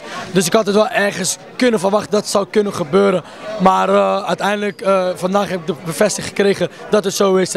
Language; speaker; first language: Dutch; non-native, fluent; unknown